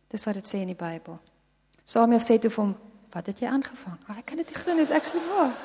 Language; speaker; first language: Afrikaans; non-native, local second language; English